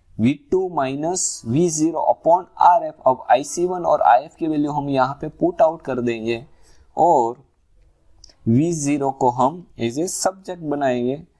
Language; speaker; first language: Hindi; non-native, local second language; Gujarati